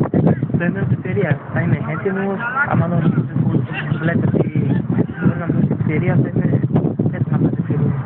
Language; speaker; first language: Greek; non-native, learner; Portuguese